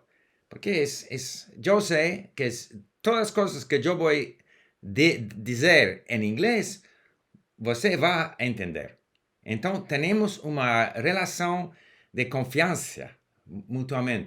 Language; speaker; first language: Portuguese; non-native, learner; English